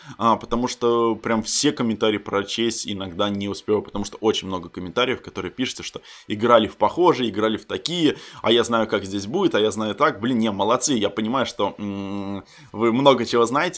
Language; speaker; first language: Russian; native; Russian